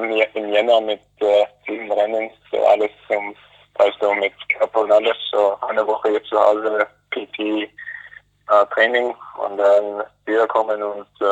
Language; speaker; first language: German; non-native, fluent; English